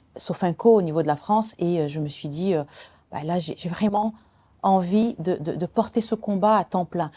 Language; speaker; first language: French; non-native, local second language; Arabic